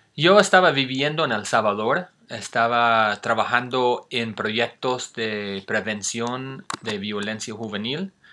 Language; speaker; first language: Spanish; non-native, fluent; English